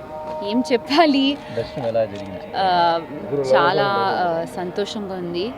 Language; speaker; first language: Telugu; non-native, fluent; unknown